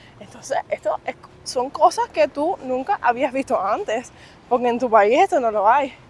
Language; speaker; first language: Spanish; native; Spanish